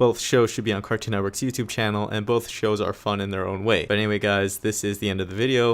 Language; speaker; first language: English; native; English